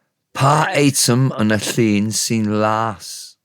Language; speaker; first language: Welsh; non-native, learner; English